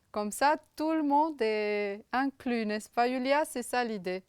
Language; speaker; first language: French; non-native, fluent; Romanian